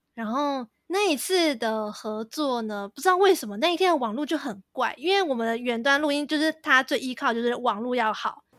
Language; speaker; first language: Chinese; native; Chinese